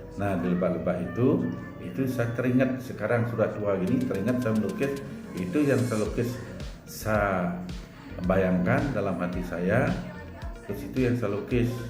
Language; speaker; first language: Indonesian; native; Indonesian